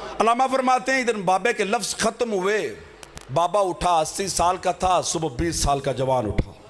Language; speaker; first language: Urdu; non-native, local second language; Punjabi